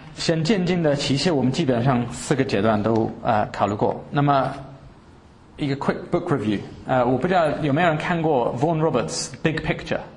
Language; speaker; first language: Chinese; early bilingual, heritage; Chinese